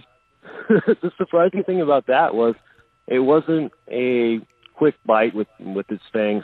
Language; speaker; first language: English; native; English